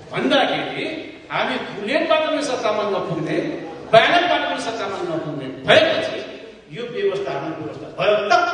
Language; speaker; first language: Nepali; non-native, local second language; Newari